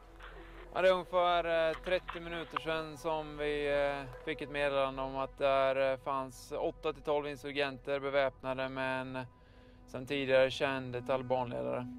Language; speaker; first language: Swedish; native; Swedish